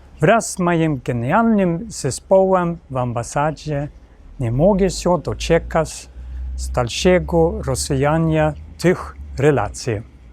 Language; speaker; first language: Polish; non-native, learner; Swedish